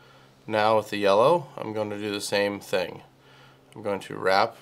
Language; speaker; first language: English; native; English